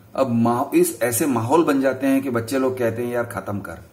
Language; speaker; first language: Hindi; non-native, local second language; Gujarati